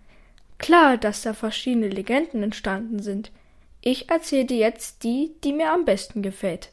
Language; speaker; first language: German; native; German